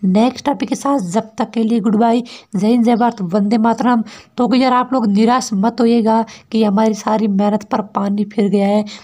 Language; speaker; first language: Hindi; native; Hindi